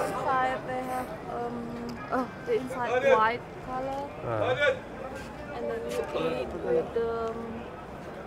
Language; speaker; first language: English; non-native, learner; Arabic